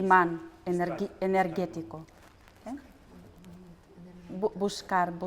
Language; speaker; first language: Spanish; non-native, learner; Russian